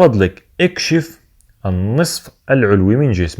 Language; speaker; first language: Arabic; native; Arabic